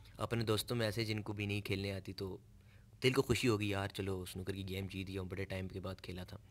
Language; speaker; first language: Urdu; non-native, local second language; Punjabi